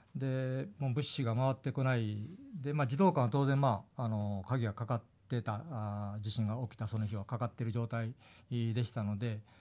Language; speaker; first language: Japanese; native; Japanese